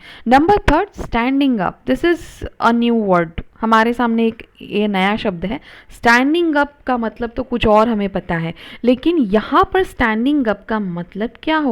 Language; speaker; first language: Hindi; non-native, local second language; Marathi